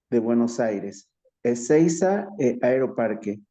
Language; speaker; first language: French; non-native, learner; Spanish